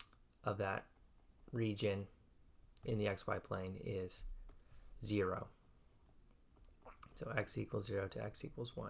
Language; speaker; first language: English; native; English